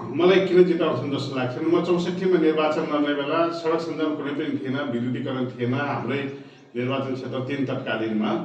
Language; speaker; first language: Nepali; non-native, local second language; Dangaura Tharu